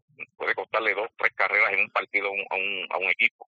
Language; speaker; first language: Spanish; native; Spanish